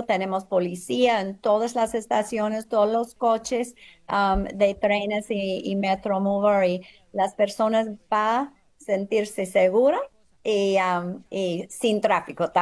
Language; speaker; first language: Spanish; early bilingual, heritage; English